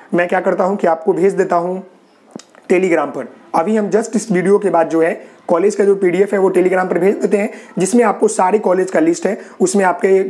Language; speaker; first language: Hindi; native; Hindi